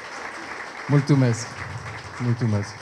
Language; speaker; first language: Romanian; non-native, learner; French